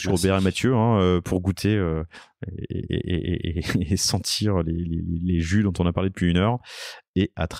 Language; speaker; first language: French; native; French